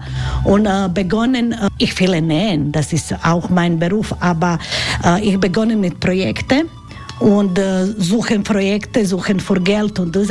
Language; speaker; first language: German; non-native, learner; Croatian